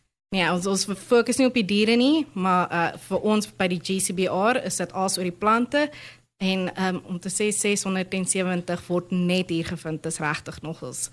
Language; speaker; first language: Afrikaans; native; Afrikaans